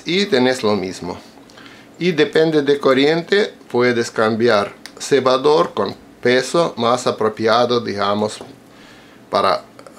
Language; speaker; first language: Spanish; non-native, fluent; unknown